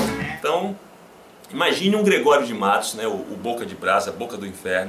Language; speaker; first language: Portuguese; native; Portuguese